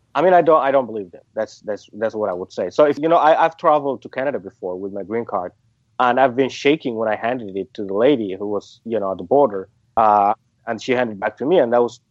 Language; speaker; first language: English; non-native, fluent; Somali